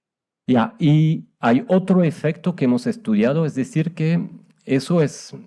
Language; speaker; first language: Spanish; non-native, fluent; French